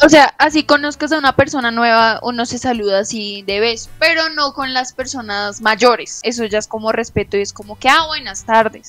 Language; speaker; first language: Spanish; native; Spanish